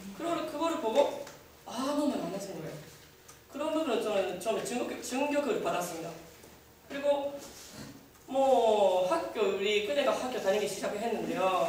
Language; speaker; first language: Korean; non-native, learner; Japanese